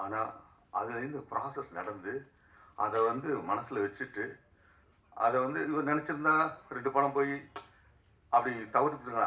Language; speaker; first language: Tamil; native; Tamil